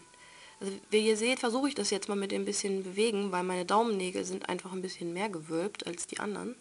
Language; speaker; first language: German; native; German